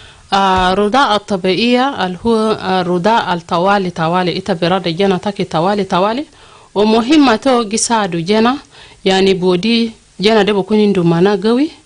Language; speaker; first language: Arabic; non-native, local second language; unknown